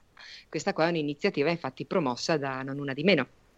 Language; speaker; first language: Italian; native; Italian